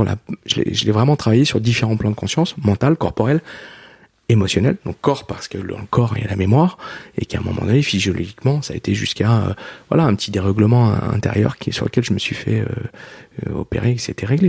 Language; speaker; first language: French; native; French